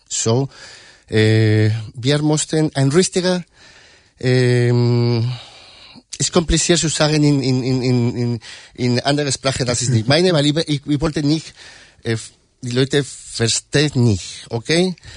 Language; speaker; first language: German; non-native, learner; Spanish